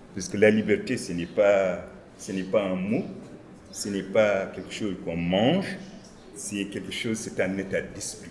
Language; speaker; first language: French; non-native, local second language; Wolof